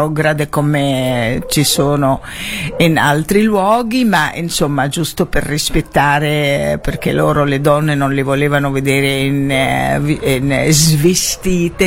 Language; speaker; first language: Italian; non-native, fluent; Arabic